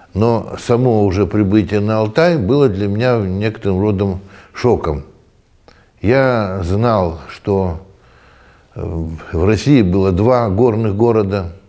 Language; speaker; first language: Russian; native; Russian